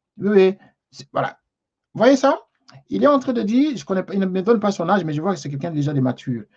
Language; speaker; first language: French; non-native, local second language; Lingala